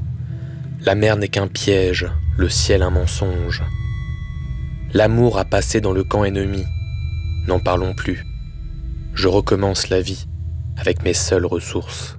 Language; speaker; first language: French; native; French